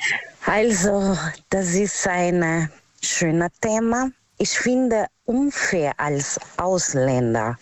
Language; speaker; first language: German; non-native, learner; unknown